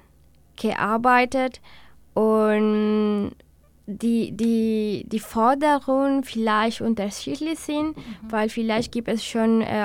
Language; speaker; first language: German; non-native, learner; Spanish